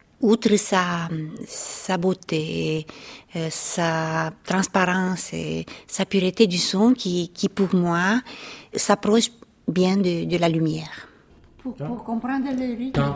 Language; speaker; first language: French; non-native, fluent; Romanian